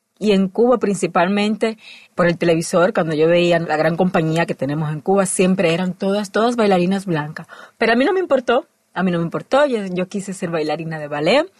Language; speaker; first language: Spanish; native; Spanish